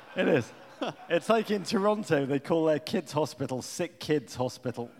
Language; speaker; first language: English; native; English